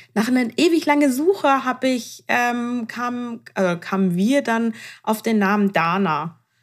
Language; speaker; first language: German; non-native, fluent; Persian